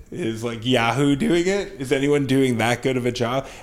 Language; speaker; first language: English; native; English